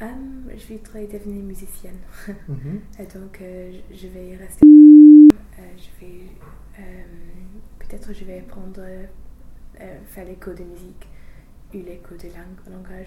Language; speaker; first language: French; non-native, fluent; English